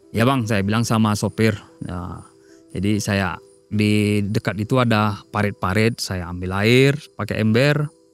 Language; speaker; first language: Indonesian; non-native, local second language; Batak Toba